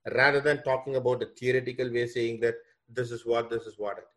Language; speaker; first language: English; non-native, local second language; Tamil